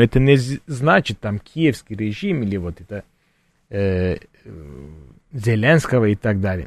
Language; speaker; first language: Russian; non-native, fluent; Turkish